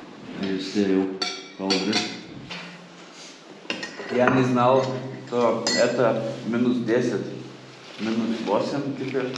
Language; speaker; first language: Russian; non-native, learner; Lithuanian